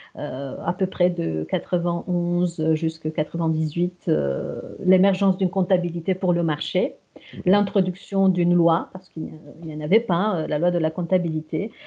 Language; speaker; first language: French; non-native, fluent; Romanian